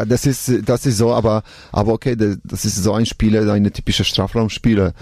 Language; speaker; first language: German; non-native, learner; Polish